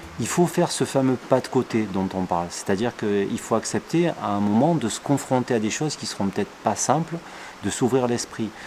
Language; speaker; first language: French; native; French